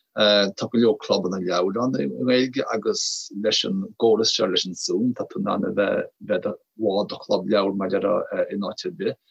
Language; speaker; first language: Irish; native; Irish